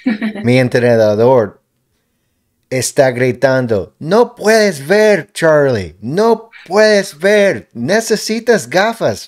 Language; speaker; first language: Spanish; non-native, learner; English